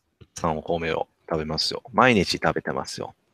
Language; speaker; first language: Japanese; non-native, learner; English